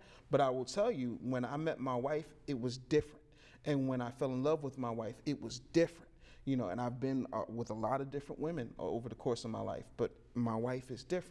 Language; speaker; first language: English; native; English